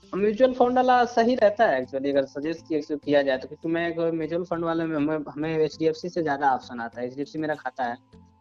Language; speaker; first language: Hindi; native; Hindi